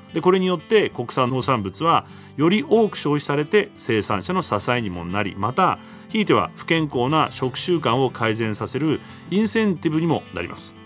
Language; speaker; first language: Japanese; native; Japanese